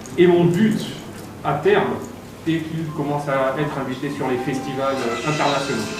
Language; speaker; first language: French; native; French